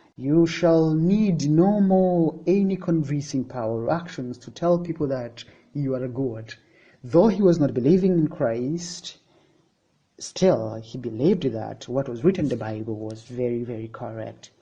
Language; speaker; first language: English; non-native, local second language; Swahili